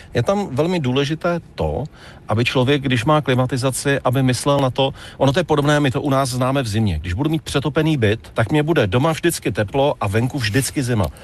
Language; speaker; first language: Czech; native; Czech